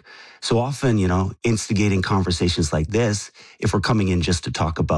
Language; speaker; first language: English; native; English